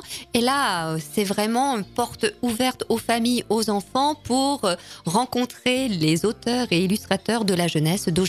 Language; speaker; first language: French; native; French